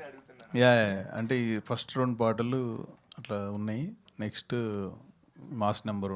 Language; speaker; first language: Telugu; native; Telugu